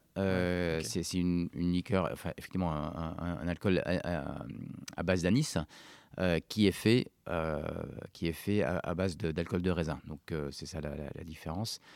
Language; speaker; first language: French; non-native, local second language; Arabic